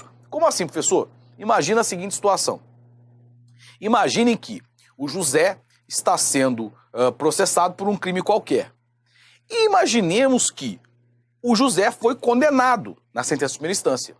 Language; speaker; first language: Portuguese; native; Portuguese